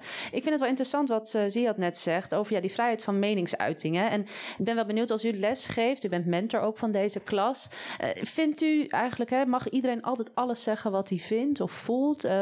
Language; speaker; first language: Dutch; native; Dutch